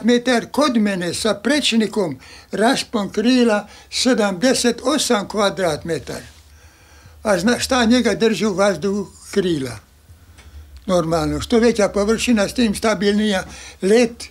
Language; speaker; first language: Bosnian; non-native, local second language; Hungarian